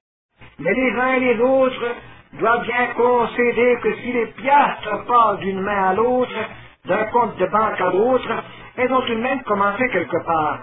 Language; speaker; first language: French; native; French